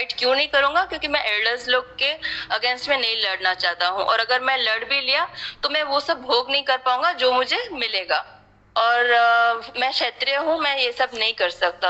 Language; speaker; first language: Hindi; native; Hindi